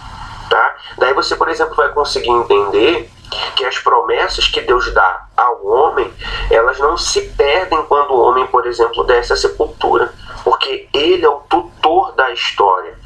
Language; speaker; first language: Portuguese; native; Portuguese